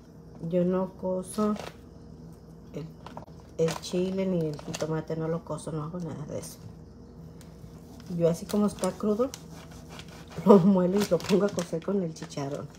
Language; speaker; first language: Spanish; native; Spanish